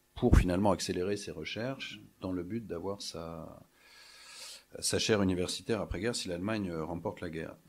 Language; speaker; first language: French; native; French